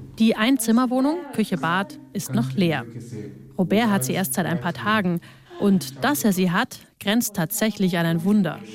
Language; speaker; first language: German; native; German